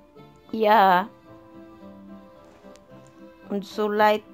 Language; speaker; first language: German; non-native, learner; Filipino